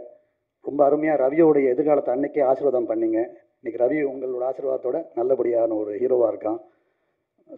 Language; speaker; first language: Tamil; native; Tamil